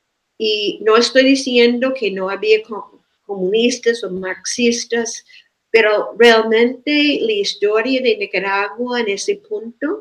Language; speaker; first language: Spanish; non-native, fluent; English